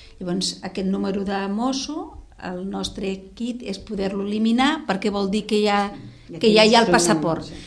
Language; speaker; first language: Catalan; non-native, local second language; Spanish